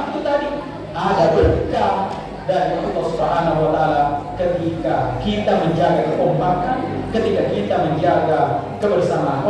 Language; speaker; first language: Indonesian; non-native, local second language; Buginese